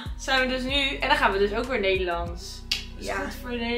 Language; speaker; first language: Dutch; native; Dutch